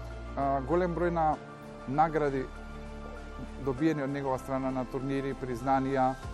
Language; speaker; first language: Macedonian; native; Macedonian